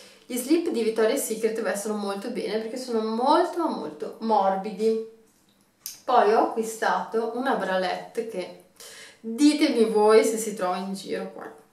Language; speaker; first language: Italian; native; Italian